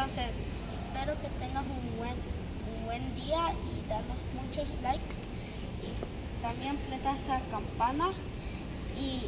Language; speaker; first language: Spanish; early bilingual, heritage; Spanish